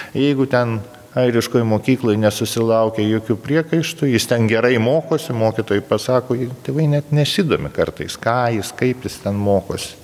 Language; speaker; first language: Lithuanian; native; Lithuanian